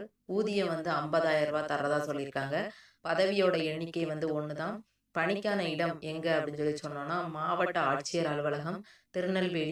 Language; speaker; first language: Tamil; native; Tamil